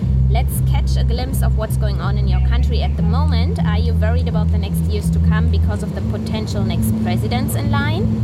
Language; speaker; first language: English; non-native, fluent; German